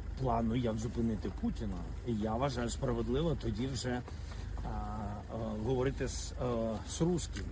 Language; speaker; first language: Ukrainian; non-native, local second language; Russian